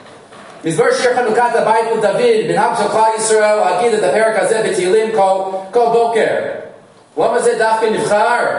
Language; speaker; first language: Hebrew; non-native, fluent; English